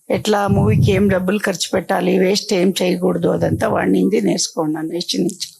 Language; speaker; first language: Telugu; non-native, local second language; Kannada